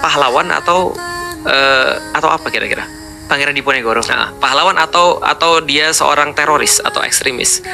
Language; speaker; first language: Indonesian; native; Indonesian